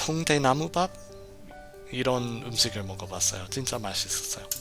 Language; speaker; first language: Korean; non-native, fluent; English